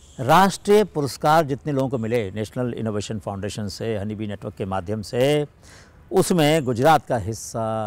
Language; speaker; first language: Hindi; native; Hindi